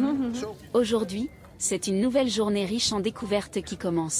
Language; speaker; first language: French; native; French